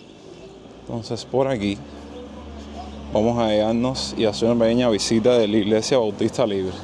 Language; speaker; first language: Spanish; native; Spanish